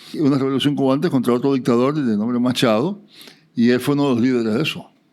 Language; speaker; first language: Spanish; native; Spanish